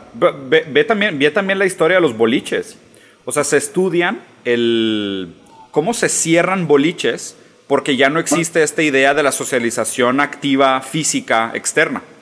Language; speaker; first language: Spanish; early bilingual, other home language; Portuguese